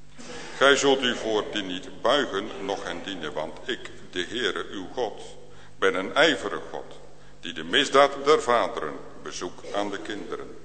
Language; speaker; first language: Dutch; native; Dutch